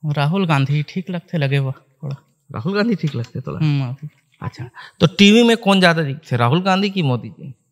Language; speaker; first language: Hindi; native; Hindi